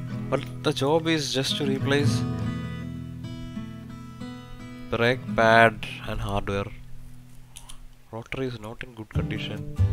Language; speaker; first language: English; non-native, local second language; Malayalam